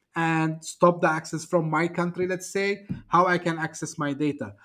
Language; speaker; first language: English; non-native, fluent; Turkish